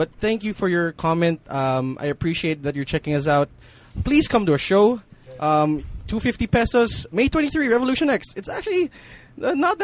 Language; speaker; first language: English; non-native, local second language; Hiligaynon